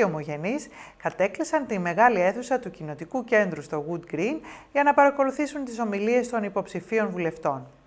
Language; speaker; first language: Greek; native; Greek